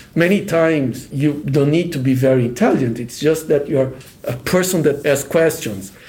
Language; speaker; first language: English; non-native, fluent; Portuguese